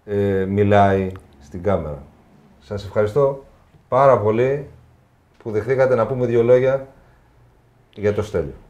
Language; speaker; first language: Greek; native; Greek